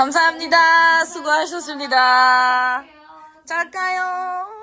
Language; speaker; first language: Korean; non-native, fluent; French